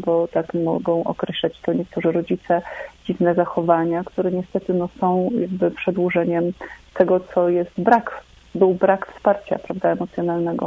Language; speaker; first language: Polish; native; Polish